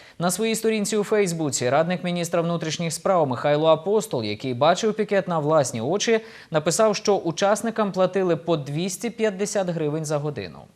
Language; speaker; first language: Ukrainian; native; Ukrainian